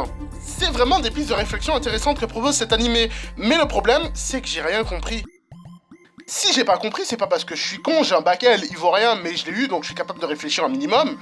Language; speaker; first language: French; native; French